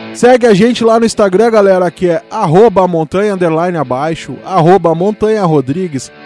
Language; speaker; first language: Portuguese; native; Portuguese